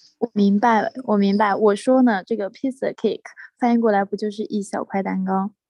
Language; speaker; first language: Chinese; native; Chinese